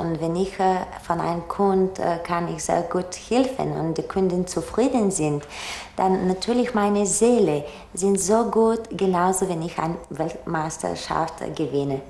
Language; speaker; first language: German; non-native, learner; Bulgarian